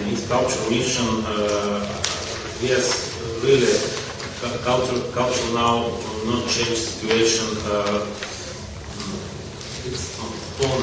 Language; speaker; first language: English; non-native, learner; Russian